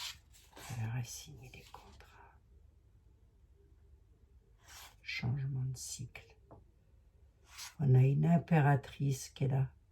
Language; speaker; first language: French; native; French